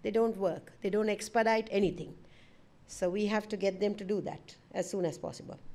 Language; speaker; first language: English; non-native, local second language; Sinhala